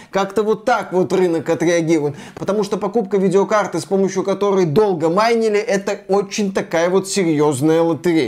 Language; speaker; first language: Russian; native; Russian